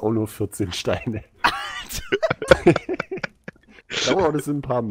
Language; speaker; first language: German; native; German